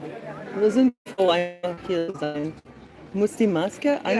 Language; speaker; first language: German; non-native, learner; English